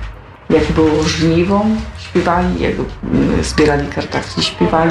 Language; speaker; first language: Polish; non-native, local second language; Belarusian